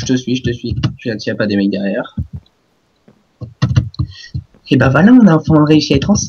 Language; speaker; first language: French; native; French